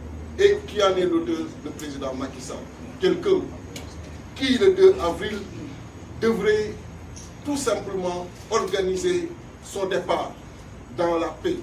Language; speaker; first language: French; non-native, local second language; Wolof